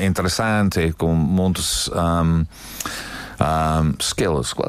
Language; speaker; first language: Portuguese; non-native, learner; English